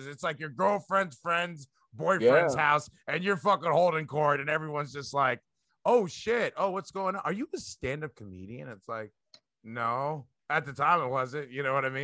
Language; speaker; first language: English; early bilingual, other home language; Spanish